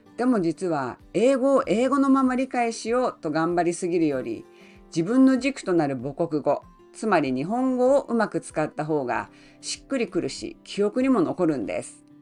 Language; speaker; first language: Japanese; native; Japanese